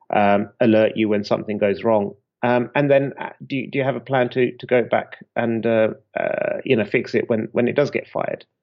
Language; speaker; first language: English; native; English